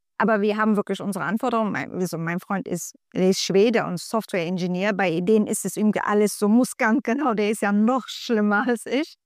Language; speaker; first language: German; non-native, fluent; Turkish